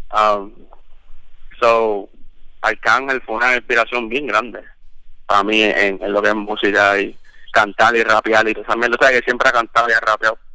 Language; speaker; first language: Spanish; early bilingual, heritage; Spanish